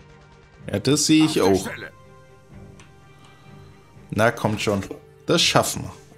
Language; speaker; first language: German; native; German